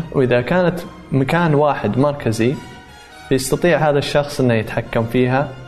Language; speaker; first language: Arabic; native; Arabic